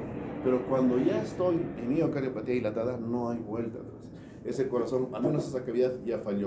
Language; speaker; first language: Spanish; native; Spanish